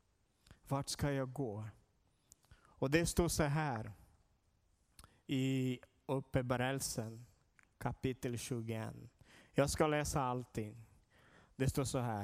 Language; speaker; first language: Swedish; non-native, learner; Portuguese